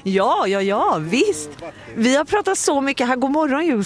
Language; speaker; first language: Swedish; native; Swedish